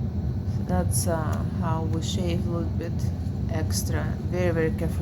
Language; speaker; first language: English; non-native, fluent; Russian